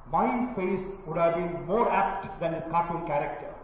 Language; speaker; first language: English; non-native, local second language; Malayalam